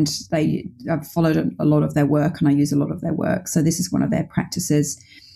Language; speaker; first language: English; native; English